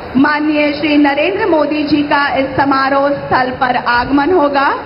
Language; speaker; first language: Hindi; non-native, local second language; Marathi